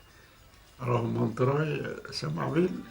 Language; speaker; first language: French; non-native, fluent; Portuguese